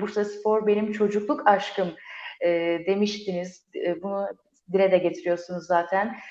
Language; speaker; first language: Turkish; native; Turkish